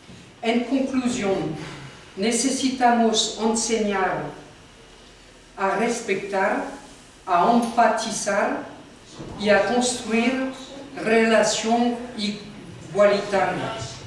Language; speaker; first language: Spanish; non-native, fluent; French